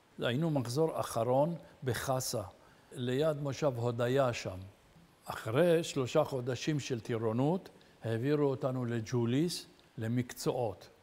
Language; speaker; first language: Hebrew; early bilingual, other home language; Arabic